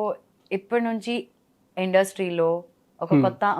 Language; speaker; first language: Telugu; non-native, learner; Gujarati